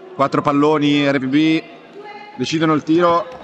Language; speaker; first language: Italian; native; Italian